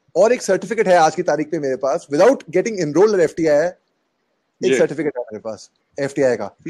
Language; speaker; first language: Hindi; native; Hindi